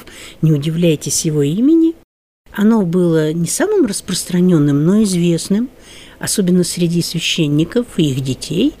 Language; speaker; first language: Russian; native; Russian